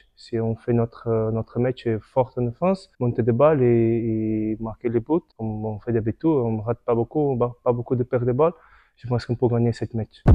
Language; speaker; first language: French; non-native, fluent; Portuguese